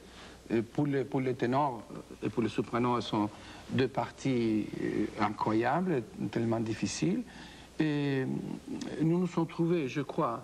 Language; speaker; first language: French; non-native, fluent; Spanish